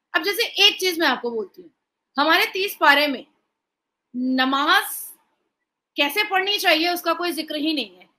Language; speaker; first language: Hindi; native; Hindi